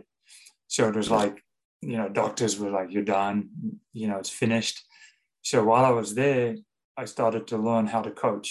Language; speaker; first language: English; native; English